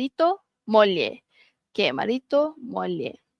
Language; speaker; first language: Italian; non-native, learner; Malay